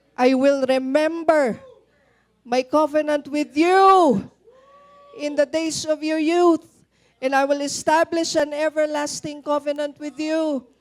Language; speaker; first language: English; non-native, local second language; Filipino